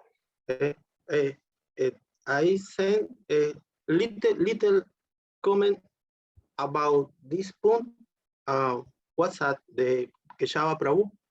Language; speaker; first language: English; non-native, learner; Spanish